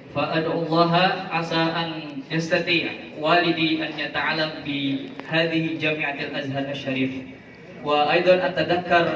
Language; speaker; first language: Arabic; non-native, fluent; Indonesian